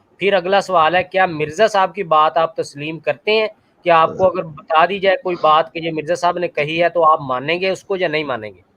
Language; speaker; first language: Urdu; non-native, local second language; Punjabi